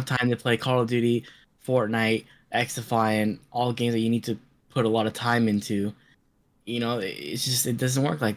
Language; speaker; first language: English; native; English